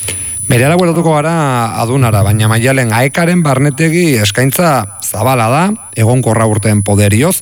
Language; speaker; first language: Basque; native; Basque